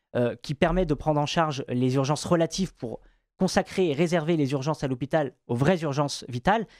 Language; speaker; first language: French; native; French